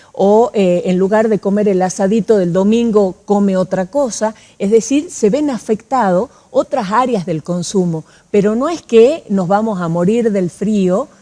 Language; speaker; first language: Spanish; native; Spanish